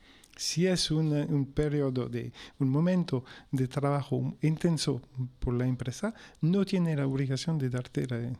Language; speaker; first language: Spanish; non-native, fluent; French